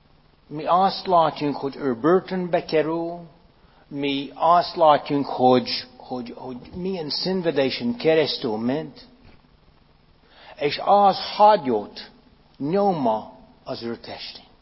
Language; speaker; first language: Hungarian; non-native, fluent; English